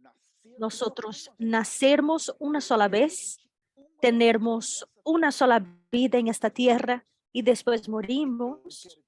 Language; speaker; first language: Spanish; non-native, fluent; Portuguese